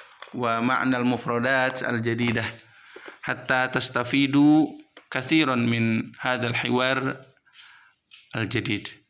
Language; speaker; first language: Arabic; non-native, fluent; Indonesian